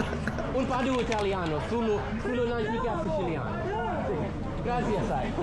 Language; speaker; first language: Italian; non-native, learner; English